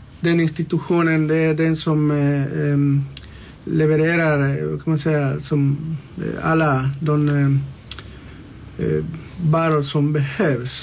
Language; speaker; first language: Swedish; non-native, local second language; Spanish